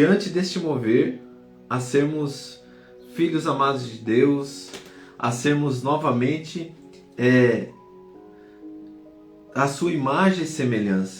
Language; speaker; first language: Portuguese; native; Portuguese